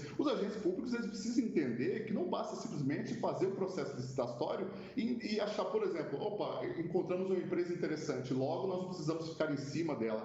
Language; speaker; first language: Portuguese; native; Portuguese